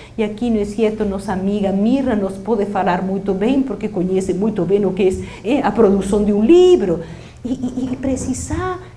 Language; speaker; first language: Portuguese; non-native, fluent; Spanish